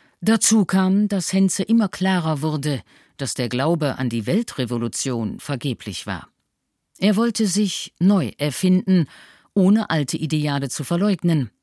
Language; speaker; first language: German; native; German